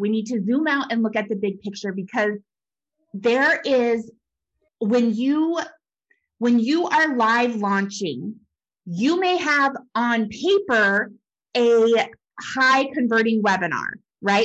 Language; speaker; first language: English; native; English